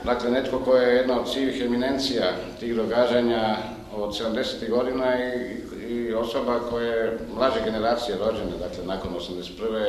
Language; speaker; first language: Croatian; native; Croatian